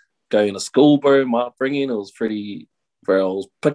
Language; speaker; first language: English; native; English